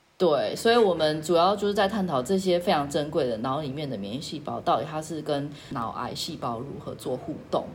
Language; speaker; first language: Chinese; native; Chinese